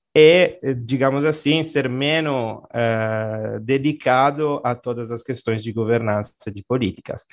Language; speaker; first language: Portuguese; non-native, fluent; Italian